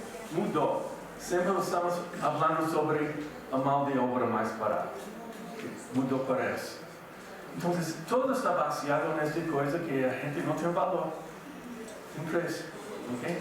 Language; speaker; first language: Portuguese; non-native, fluent; English